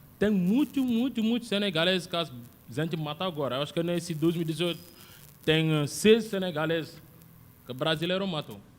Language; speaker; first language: Portuguese; non-native, learner; Wolof